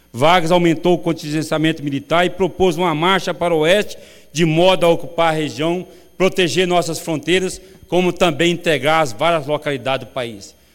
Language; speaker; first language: Portuguese; native; Portuguese